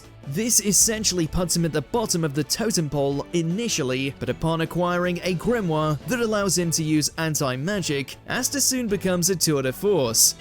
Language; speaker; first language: English; native; English